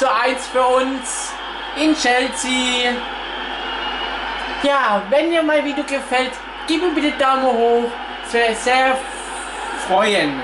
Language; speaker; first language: German; non-native, fluent; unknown